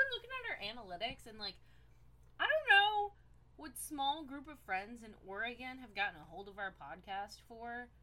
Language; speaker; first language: English; native; English